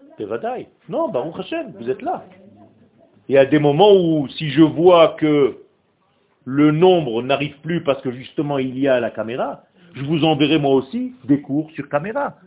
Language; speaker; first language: French; non-native, fluent; Hebrew